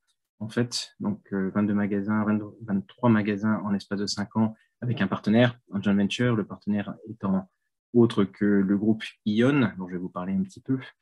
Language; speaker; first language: French; native; French